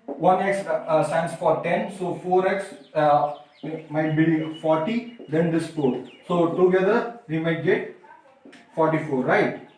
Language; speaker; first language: English; non-native, local second language; Tamil